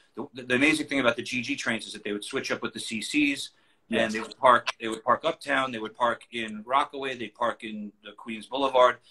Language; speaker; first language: English; native; English